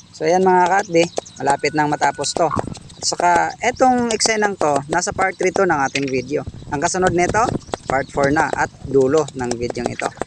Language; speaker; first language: Filipino; non-native, local second language; Cebuano